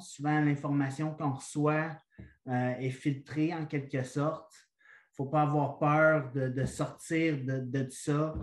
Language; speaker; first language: French; native; French